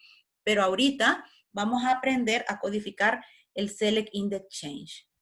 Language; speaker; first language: Spanish; native; Spanish